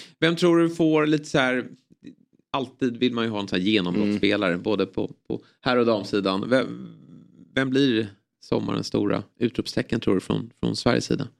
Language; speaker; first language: Swedish; native; Swedish